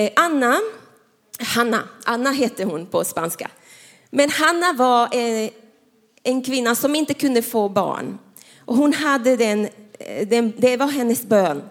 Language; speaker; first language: Swedish; non-native, fluent; Spanish